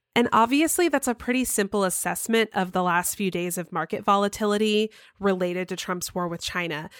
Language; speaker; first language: English; native; English